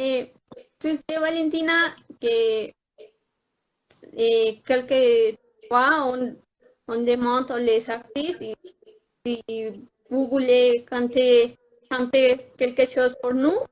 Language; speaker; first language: French; non-native, learner; Spanish